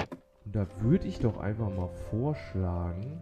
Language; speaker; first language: German; native; German